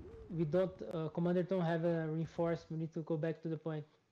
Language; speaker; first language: English; non-native, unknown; Portuguese